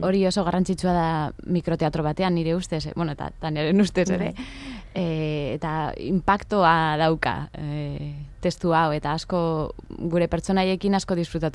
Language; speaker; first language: Basque; non-native, local second language; Spanish